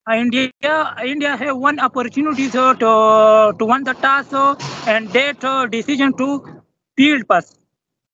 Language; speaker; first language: English; non-native, local second language; Pashto